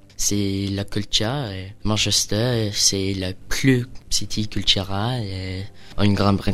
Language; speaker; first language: French; non-native, learner; English